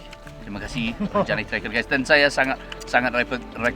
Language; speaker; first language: Indonesian; non-native, learner; English